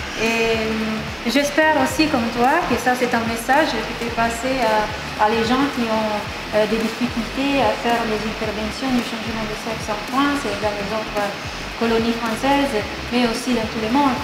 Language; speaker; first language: French; non-native, fluent; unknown